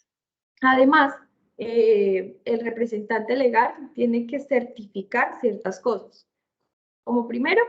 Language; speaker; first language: Spanish; native; Spanish